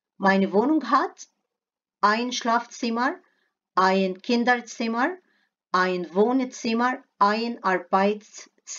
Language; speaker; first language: German; non-native, fluent; Arabic